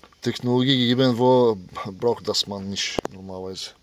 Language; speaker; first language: German; non-native, learner; Bulgarian